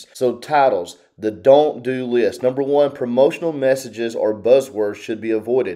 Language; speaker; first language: English; native; English